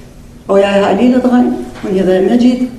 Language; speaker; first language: Danish; non-native, learner; Arabic